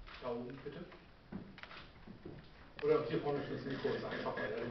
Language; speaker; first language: German; native; German